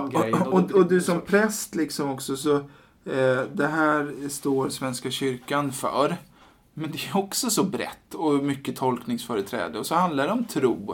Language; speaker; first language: Swedish; native; Swedish